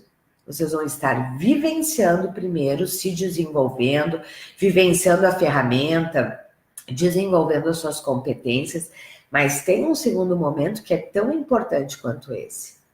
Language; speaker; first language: Portuguese; native; Portuguese